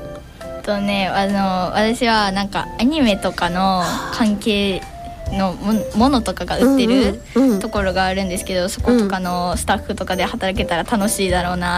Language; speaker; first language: Japanese; native; Japanese